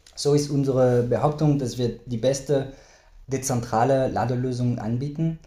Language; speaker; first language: German; non-native, fluent; French